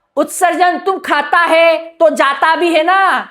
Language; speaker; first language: Hindi; non-native, local second language; Marathi